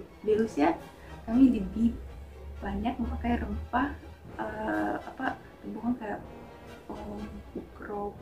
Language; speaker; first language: Indonesian; non-native, fluent; Russian